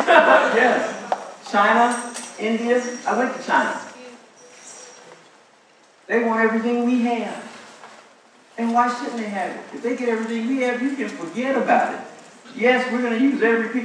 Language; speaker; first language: English; native; English